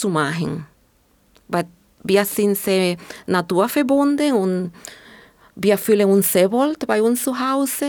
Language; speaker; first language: German; non-native, fluent; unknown